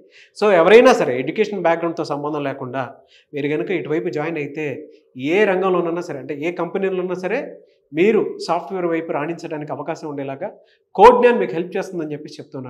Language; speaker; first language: Telugu; native; Telugu